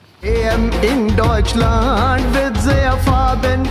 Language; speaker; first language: German; non-native, learner; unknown